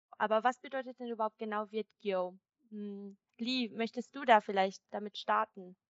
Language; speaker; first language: German; early bilingual, other home language; Vietnamese